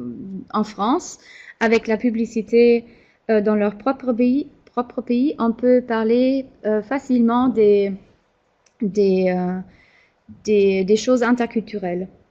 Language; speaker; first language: French; non-native, fluent; German